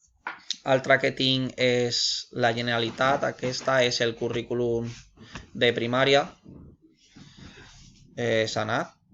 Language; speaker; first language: Catalan; non-native, local second language; Spanish